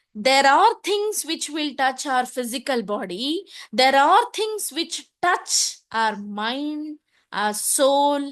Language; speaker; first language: English; non-native, local second language; Telugu